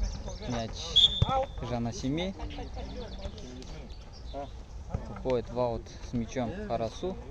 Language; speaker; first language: Russian; non-native, local second language; Kazakh